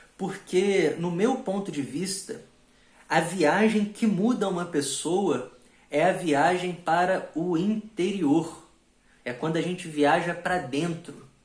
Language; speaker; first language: Portuguese; native; Portuguese